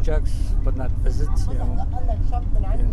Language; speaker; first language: English; native; English